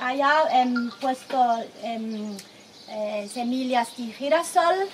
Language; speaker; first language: Spanish; non-native, learner; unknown